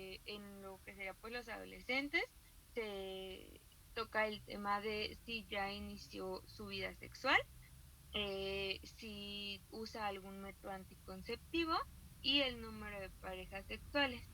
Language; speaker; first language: Spanish; native; Spanish